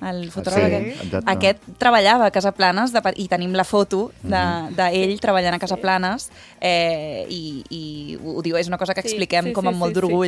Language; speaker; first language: Catalan; native; Catalan